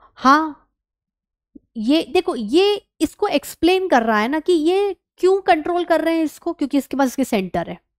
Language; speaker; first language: Hindi; native; Hindi